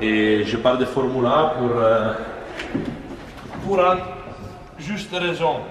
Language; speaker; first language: French; non-native, fluent; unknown